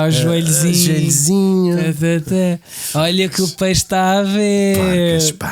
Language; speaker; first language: Portuguese; native; Portuguese